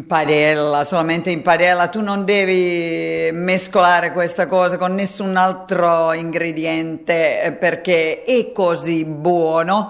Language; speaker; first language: Italian; non-native, fluent; Finnish